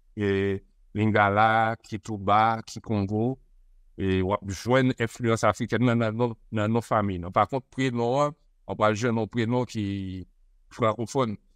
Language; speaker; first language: Haitian Creole; native; Haitian Creole